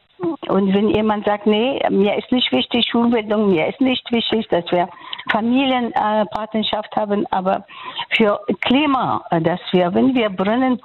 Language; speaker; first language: German; non-native, fluent; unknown